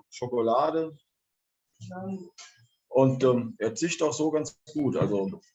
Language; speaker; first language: German; native; German